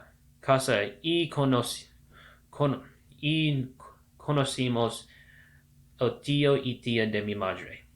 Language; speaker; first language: Spanish; non-native, learner; English